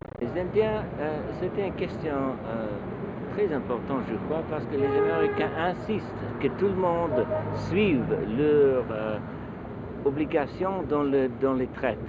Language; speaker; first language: French; non-native, learner; English